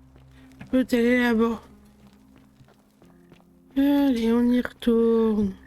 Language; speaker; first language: French; native; French